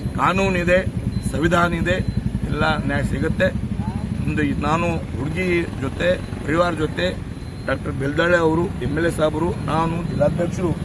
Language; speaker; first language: Kannada; non-native, local second language; Lambadi